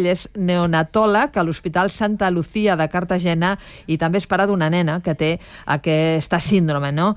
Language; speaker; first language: Catalan; native; Catalan